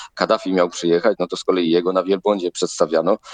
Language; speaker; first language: Polish; native; Polish